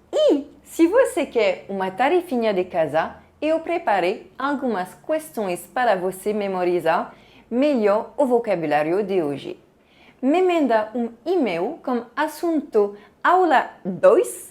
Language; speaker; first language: Portuguese; non-native, fluent; French